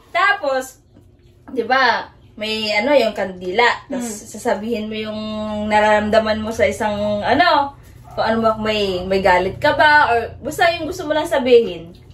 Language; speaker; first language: Filipino; non-native, local second language; Cebuano